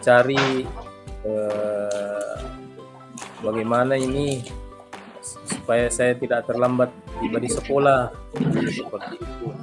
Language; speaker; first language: Indonesian; non-native, local second language; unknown